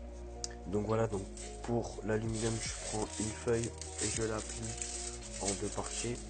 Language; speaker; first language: French; native; French